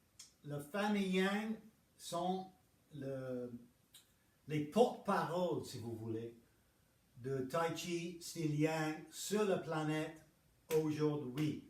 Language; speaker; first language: French; non-native, fluent; English